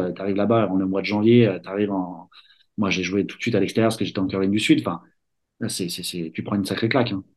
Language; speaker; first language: French; native; French